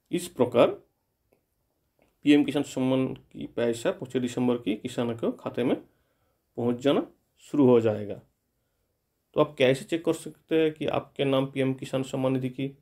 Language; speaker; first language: Hindi; non-native, local second language; Bangla